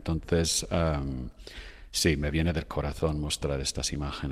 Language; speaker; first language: Spanish; non-native, fluent; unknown